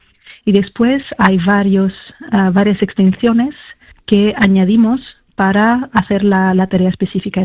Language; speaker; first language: Spanish; non-native, fluent; French